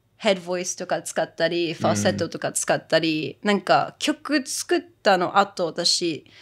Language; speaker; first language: Japanese; early bilingual, heritage; Japanese